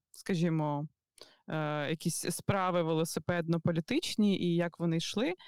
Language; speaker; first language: Ukrainian; native; Ukrainian